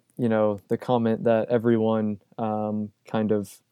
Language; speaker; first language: English; native; English